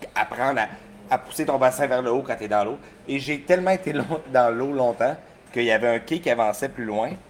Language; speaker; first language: French; native; French